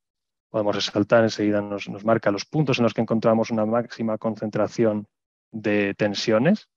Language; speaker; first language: Spanish; native; Spanish